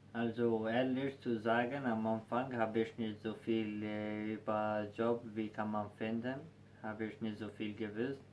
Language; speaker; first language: German; non-native, learner; Albanian